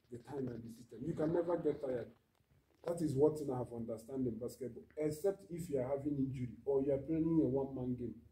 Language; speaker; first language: English; non-native, local second language; Igbo